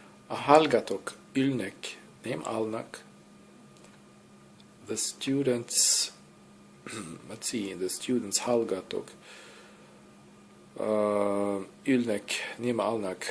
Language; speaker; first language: Hungarian; non-native, learner; English